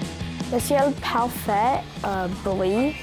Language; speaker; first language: French; non-native, local second language; English